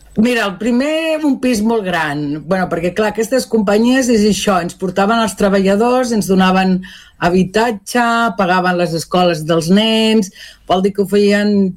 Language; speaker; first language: Catalan; non-native, local second language; Spanish